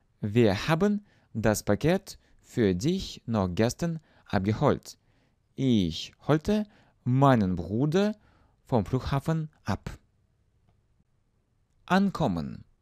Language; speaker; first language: German; non-native, fluent; Russian